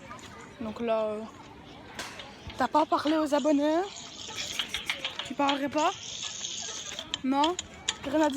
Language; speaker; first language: French; native; French